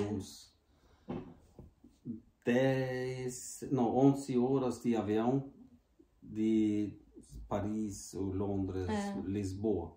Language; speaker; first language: Portuguese; non-native, fluent; Norwegian